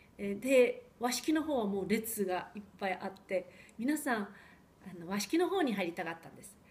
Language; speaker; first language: Japanese; early bilingual, heritage; Japanese